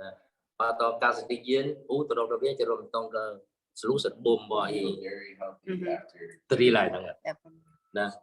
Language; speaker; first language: Russian; non-native, learner; Vietnamese